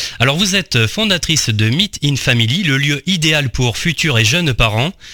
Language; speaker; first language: French; native; French